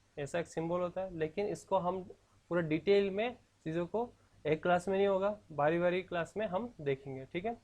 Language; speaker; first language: Hindi; non-native, local second language; Assamese